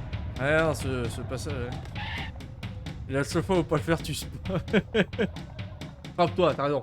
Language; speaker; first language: French; native; French